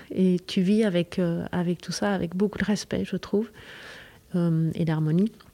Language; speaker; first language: French; non-native, fluent; Spanish